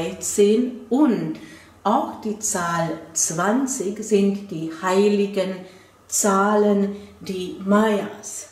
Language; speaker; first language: German; non-native, fluent; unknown